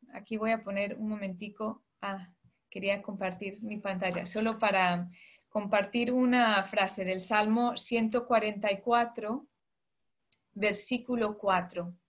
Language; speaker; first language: Spanish; early bilingual, heritage; Spanish